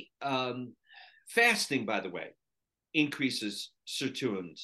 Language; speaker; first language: English; non-native, local second language; Sinhala